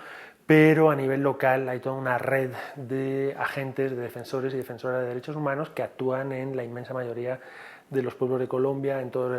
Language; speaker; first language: Spanish; native; Spanish